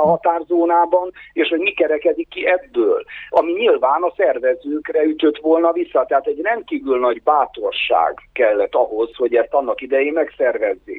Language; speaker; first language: Hungarian; native; Hungarian